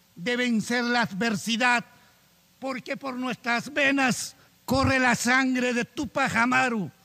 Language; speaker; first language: Spanish; non-native, local second language; Quechua